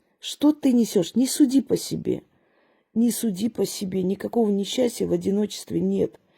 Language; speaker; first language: Russian; early bilingual, other home language; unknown